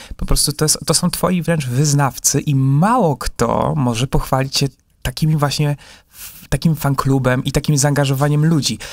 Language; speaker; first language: Polish; native; Polish